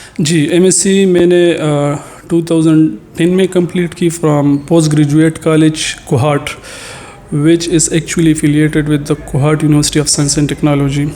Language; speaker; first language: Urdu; non-native, local second language; Pashto